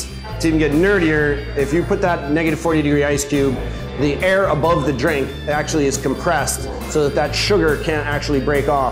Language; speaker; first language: English; native; English